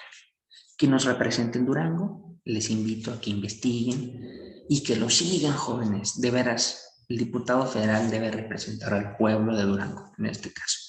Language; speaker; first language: Spanish; native; Spanish